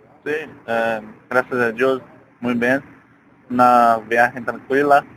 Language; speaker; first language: Spanish; non-native, learner; Portuguese